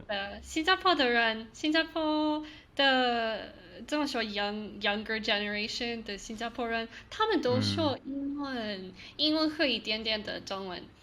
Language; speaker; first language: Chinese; non-native, learner; English